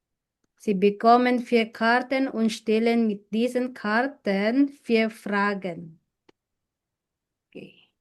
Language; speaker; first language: German; non-native, fluent; Filipino